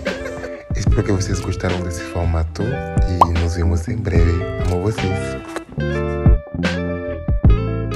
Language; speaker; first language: Portuguese; non-native, fluent; French